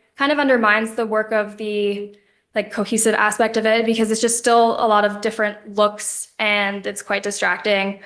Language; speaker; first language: English; native; English